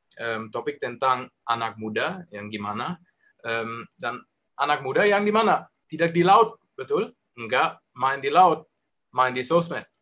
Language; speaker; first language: Indonesian; non-native, learner; German